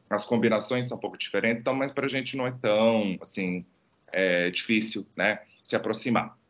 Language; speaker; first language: Portuguese; non-native, fluent; Croatian